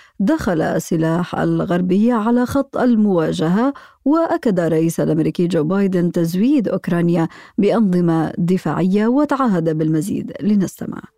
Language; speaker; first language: Arabic; native; Arabic